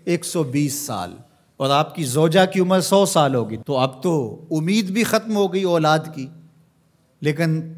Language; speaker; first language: Urdu; non-native, local second language; Punjabi